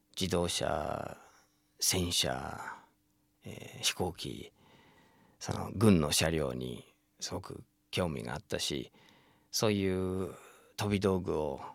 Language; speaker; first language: Japanese; non-native, fluent; English